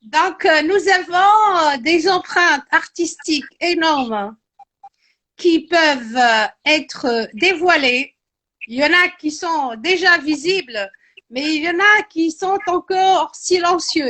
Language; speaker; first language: French; non-native, local second language; Arabic